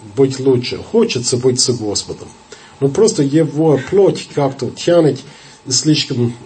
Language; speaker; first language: Russian; non-native, fluent; English